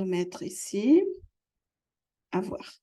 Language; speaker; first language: French; non-native, fluent; Portuguese